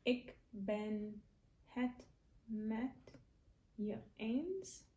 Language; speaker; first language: Dutch; non-native, learner; English